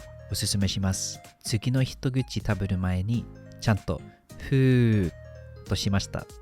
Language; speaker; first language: Japanese; non-native, fluent; English